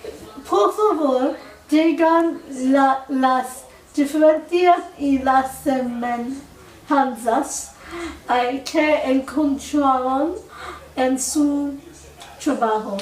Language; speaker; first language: Spanish; non-native, learner; English